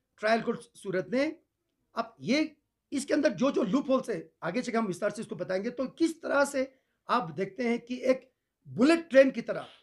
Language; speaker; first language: Hindi; non-native, local second language; Ladakhi